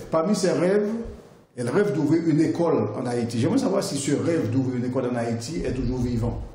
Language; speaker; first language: French; non-native, local second language; Haitian Creole